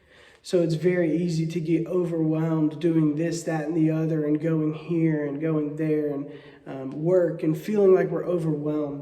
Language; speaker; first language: English; native; English